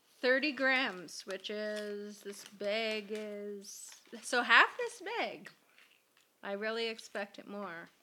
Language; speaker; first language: English; native; English